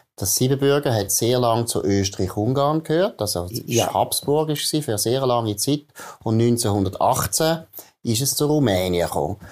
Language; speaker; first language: German; native; German